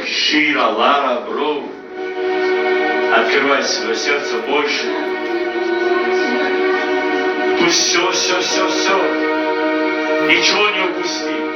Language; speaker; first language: Russian; native; Russian